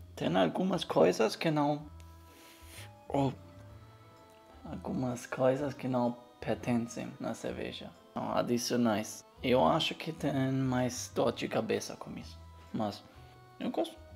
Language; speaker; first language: Portuguese; non-native, learner; German